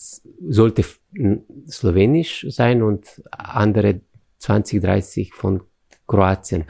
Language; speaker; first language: German; non-native, fluent; Slovenian